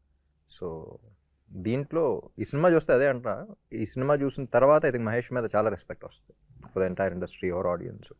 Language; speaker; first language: Telugu; native; Telugu